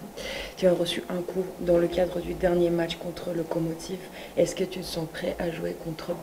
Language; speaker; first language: French; non-native, fluent; Bulgarian